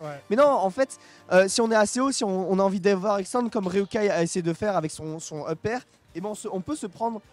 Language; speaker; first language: French; native; French